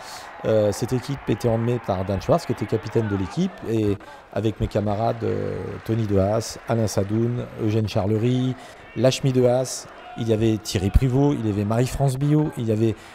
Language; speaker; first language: French; native; French